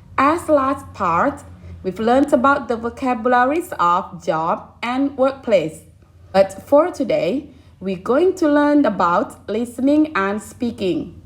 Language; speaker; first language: English; non-native, fluent; Thai